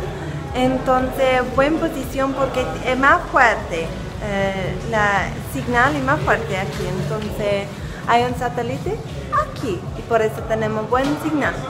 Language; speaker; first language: Spanish; non-native, learner; English